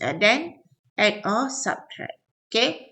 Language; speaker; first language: English; non-native, local second language; Malay